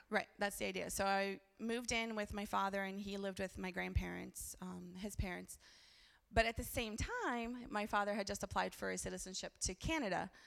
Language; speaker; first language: English; early bilingual, other home language; Portuguese